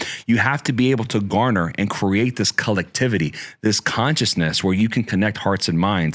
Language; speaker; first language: English; native; English